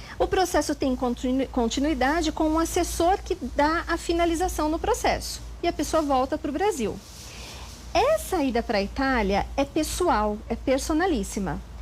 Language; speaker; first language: Portuguese; native; Portuguese